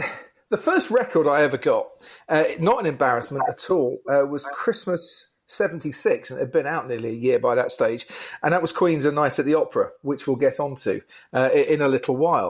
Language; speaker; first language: English; native; English